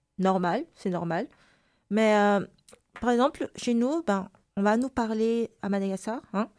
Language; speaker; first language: French; non-native, local second language; Malagasy